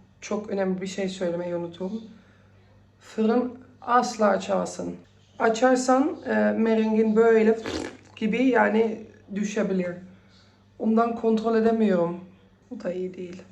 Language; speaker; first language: Turkish; early bilingual, heritage; Turkish